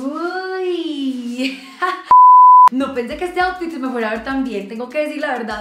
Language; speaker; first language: Spanish; native; Spanish